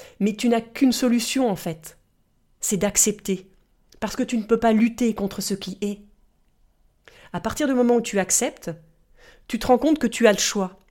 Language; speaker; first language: French; native; French